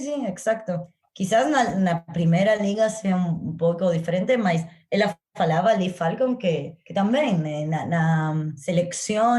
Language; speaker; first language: Portuguese; non-native, learner; Spanish